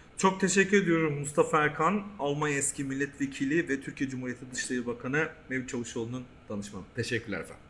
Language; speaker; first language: Turkish; early bilingual, heritage; Turkish